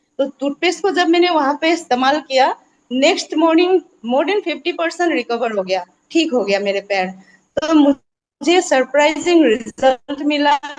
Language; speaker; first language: Hindi; non-native, local second language; Assamese